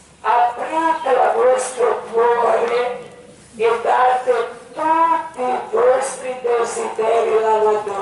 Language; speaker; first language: Italian; non-native, learner; Croatian